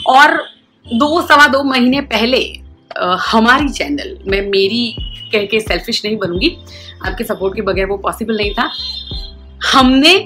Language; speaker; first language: Hindi; non-native, local second language; Gujarati